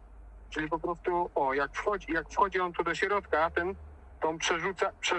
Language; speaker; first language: Polish; native; Polish